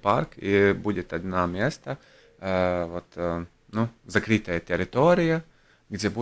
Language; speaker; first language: Russian; non-native, local second language; Latvian